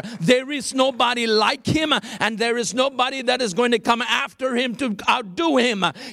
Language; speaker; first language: English; non-native, local second language; Bangla